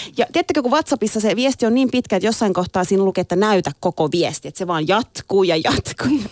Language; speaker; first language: Finnish; early bilingual, other home language; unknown